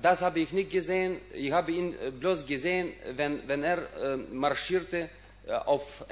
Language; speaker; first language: German; non-native, fluent; Ukrainian